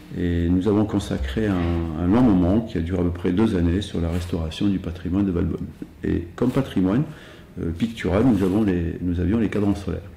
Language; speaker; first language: French; early bilingual, other home language; Arabic